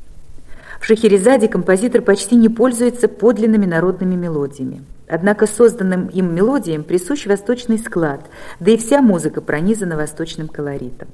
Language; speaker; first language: Russian; native; Russian